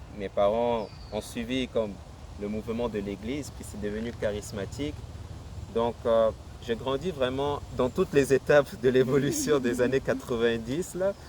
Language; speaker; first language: French; native; French